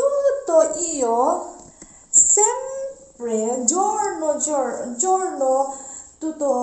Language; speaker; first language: Italian; non-native, learner; Mizo